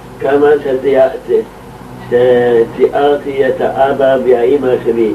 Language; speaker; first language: Hebrew; non-native, local second language; Yiddish